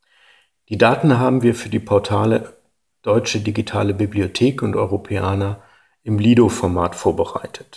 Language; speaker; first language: German; native; German